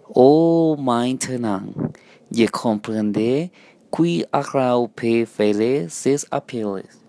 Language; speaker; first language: French; non-native, learner; Spanish